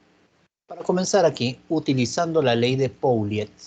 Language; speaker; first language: Spanish; native; Spanish